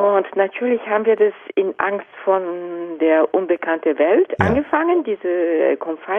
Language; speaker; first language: German; non-native, fluent; Japanese